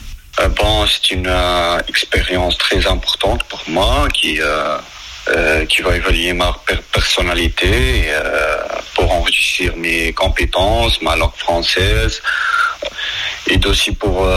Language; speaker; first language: French; non-native, local second language; Arabic